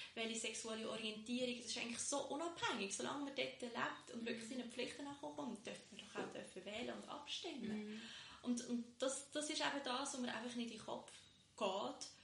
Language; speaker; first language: German; early bilingual, other home language; Bosnian